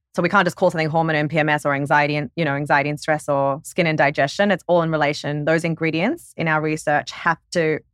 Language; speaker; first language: English; native; English